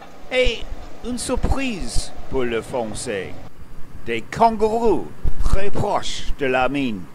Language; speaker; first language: French; non-native, fluent; English